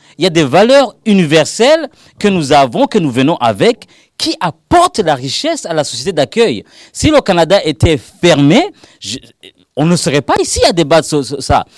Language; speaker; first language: French; non-native, local second language; Rundi